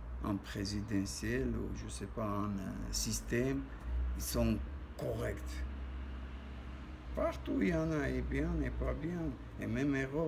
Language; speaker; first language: French; non-native, learner; Armenian